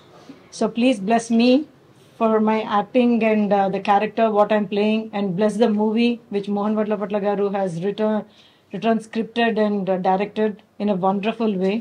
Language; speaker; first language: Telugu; early bilingual, heritage; Telugu